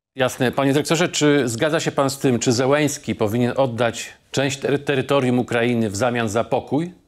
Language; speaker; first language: Polish; native; Polish